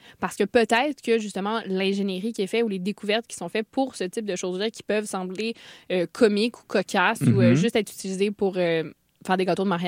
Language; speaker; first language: French; native; French